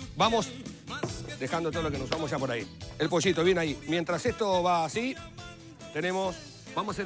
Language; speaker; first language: Spanish; native; Spanish